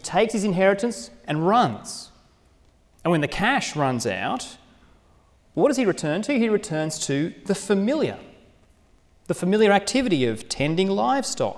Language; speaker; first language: English; native; English